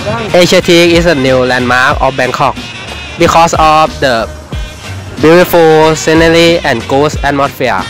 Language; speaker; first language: English; non-native, learner; Thai